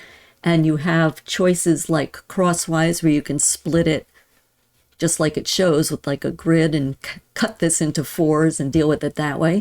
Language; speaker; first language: English; native; English